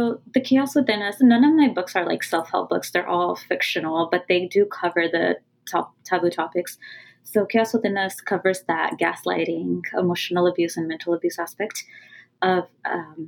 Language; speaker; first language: English; native; English